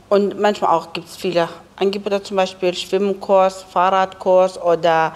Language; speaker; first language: German; non-native, learner; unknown